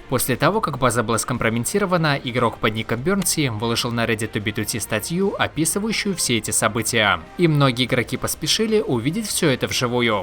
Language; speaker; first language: Russian; native; Russian